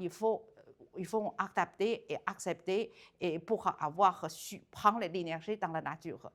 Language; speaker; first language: French; non-native, learner; Chinese